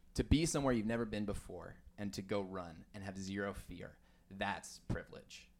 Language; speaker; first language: English; native; English